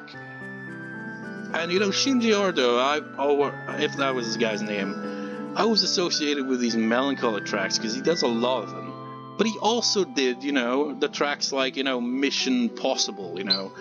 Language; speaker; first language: English; native; English